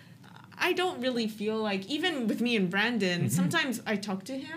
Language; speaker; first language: English; native; English